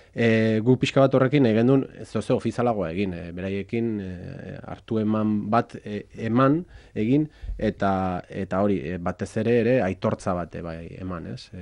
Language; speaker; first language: Basque; native; Basque